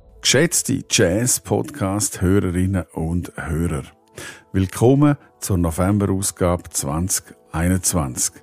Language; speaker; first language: German; native; German